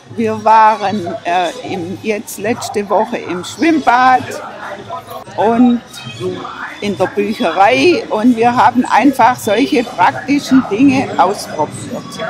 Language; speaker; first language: German; native; German